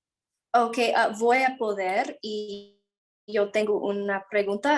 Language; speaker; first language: Spanish; non-native, learner; English